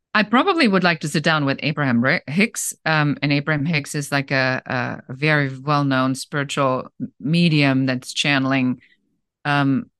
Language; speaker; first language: English; non-native, fluent; German